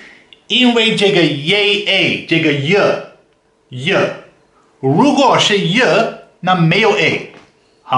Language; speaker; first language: Chinese; non-native, fluent; Dutch